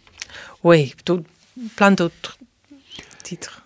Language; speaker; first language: French; non-native, fluent; English